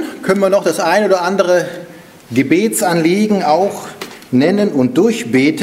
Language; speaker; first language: German; native; German